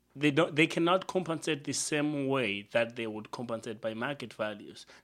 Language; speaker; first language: English; non-native, local second language; Shona